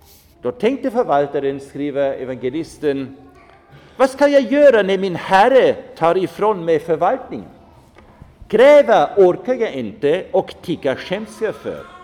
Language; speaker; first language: Swedish; non-native, fluent; German